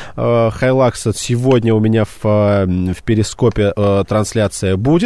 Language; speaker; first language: Russian; native; Russian